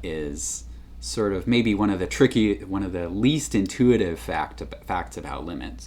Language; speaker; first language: English; native; English